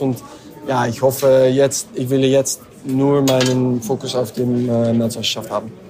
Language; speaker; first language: German; non-native, learner; French